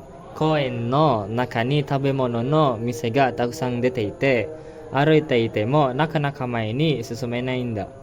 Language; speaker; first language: Japanese; non-native, learner; Indonesian